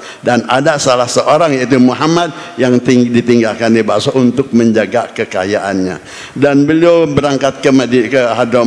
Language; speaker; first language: Indonesian; native; Indonesian